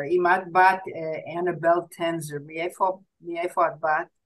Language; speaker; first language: Hebrew; non-native, fluent; English